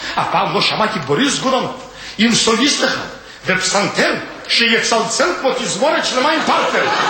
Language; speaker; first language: Hebrew; non-native, fluent; Russian